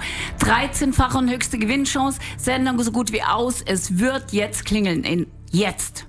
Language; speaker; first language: German; native; German